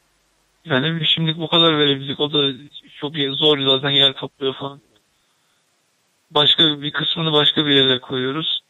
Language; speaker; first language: Turkish; native; Turkish